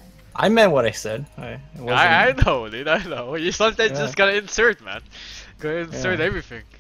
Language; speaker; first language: English; early bilingual, heritage; Dutch